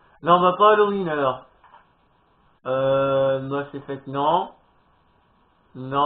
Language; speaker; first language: French; native; French